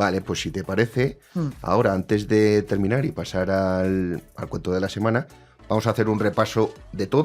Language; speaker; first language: Spanish; native; Spanish